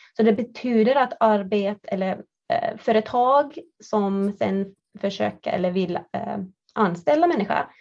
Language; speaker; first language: Swedish; non-native, fluent; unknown